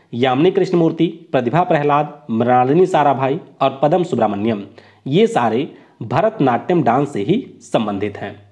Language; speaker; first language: Hindi; native; Hindi